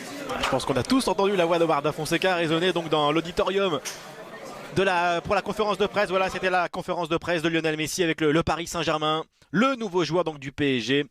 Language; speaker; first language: French; native; French